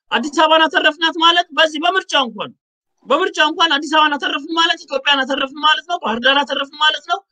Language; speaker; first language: Amharic; native; Amharic